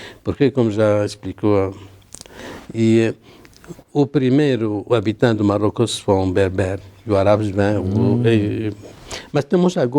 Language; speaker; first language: Portuguese; non-native, learner; Arabic